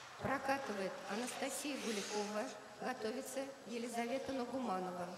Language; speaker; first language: Russian; native; Russian